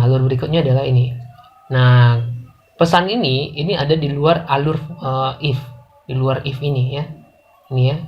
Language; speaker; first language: Indonesian; native; Indonesian